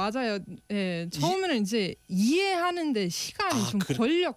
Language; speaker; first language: Korean; non-native, fluent; Estonian